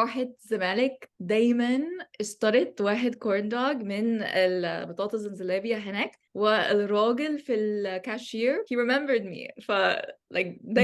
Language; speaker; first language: Egyptian Arabic; non-native, learner; English